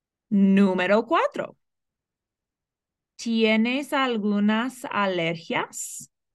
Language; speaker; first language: Spanish; non-native, fluent; English